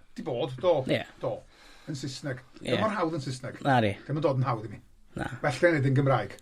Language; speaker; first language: Welsh; native; Welsh